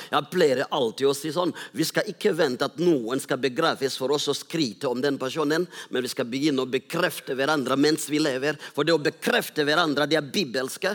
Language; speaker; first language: Norwegian; non-native, fluent; Rundi